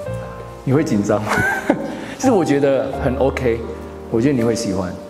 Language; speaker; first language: Chinese; non-native, fluent; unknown